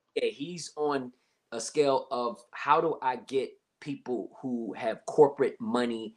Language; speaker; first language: English; native; English